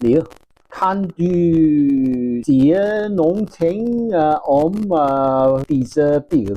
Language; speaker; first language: Norwegian; non-native, learner; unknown